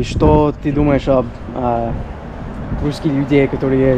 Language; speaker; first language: Russian; non-native, learner; English